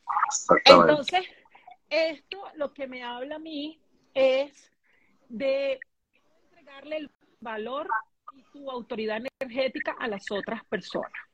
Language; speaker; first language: Spanish; native; Spanish